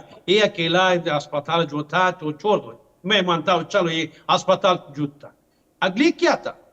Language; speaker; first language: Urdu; non-native, learner; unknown